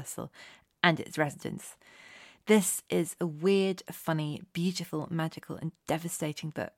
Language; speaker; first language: English; native; English